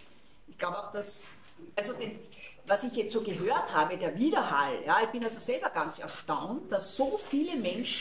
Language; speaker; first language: German; native; German